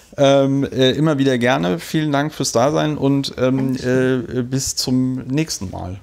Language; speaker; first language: German; native; German